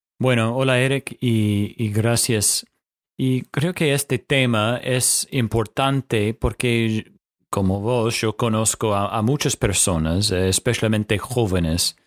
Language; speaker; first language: Spanish; non-native, fluent; English